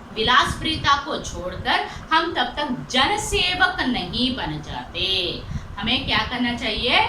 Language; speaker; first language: Hindi; non-native, local second language; Telugu